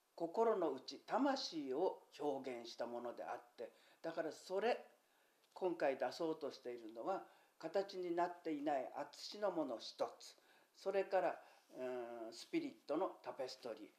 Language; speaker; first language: Japanese; native; Japanese